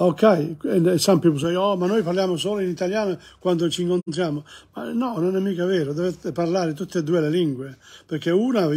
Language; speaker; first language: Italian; non-native, fluent; English